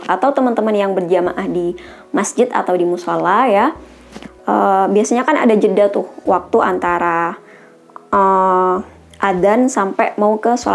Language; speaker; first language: Indonesian; native; Indonesian